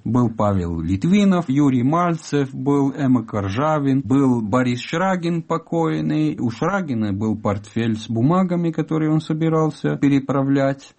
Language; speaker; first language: Russian; non-native, fluent; Italian